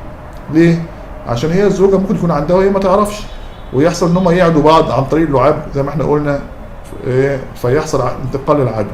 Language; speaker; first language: Arabic; native; Arabic